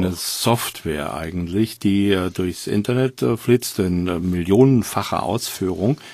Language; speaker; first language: German; native; German